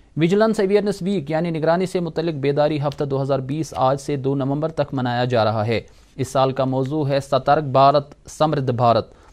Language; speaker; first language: Urdu; non-native, local second language; Kashmiri